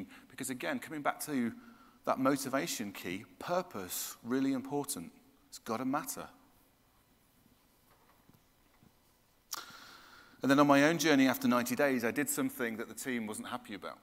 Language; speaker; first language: English; native; English